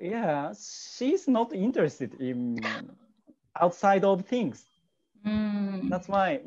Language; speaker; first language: English; non-native, learner; Japanese